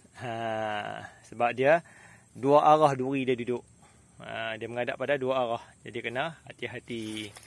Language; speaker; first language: Malay; native; Malay